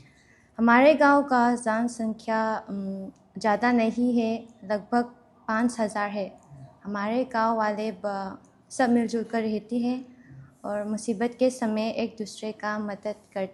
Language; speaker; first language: Hindi; non-native, learner; Manipuri